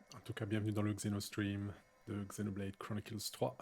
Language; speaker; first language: French; native; French